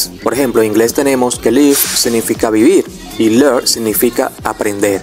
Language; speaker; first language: Spanish; native; Spanish